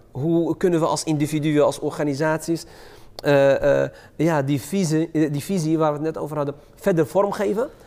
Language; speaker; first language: Dutch; early bilingual, other home language; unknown